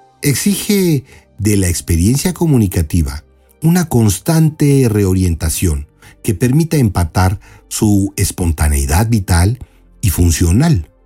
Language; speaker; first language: Spanish; native; Spanish